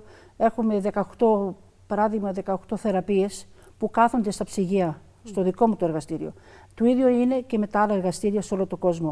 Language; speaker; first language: Greek; early bilingual, other home language; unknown